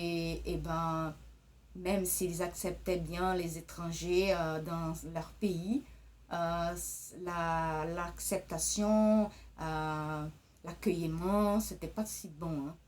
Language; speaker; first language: French; early bilingual, other home language; Portuguese